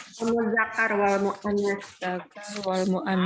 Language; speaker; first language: Arabic; non-native, learner; Indonesian